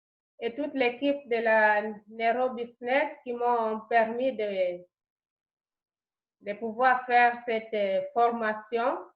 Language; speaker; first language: French; non-native, learner; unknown